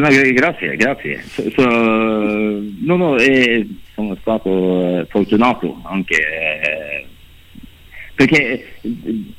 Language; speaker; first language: Italian; non-native, learner; Norwegian